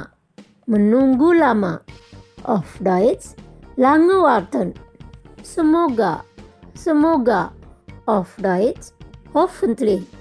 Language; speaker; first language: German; non-native, fluent; Indonesian